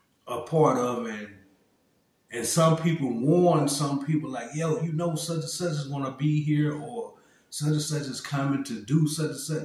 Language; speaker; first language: English; native; English